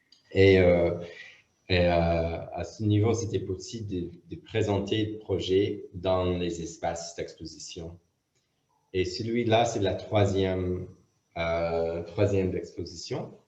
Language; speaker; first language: French; non-native, fluent; English